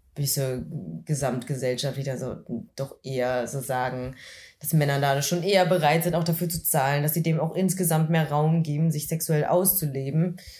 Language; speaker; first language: German; early bilingual, other home language; Vietnamese